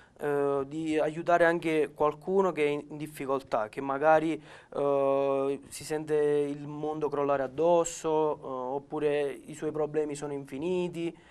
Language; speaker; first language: Italian; native; Italian